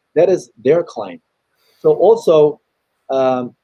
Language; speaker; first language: English; non-native, fluent; Chinese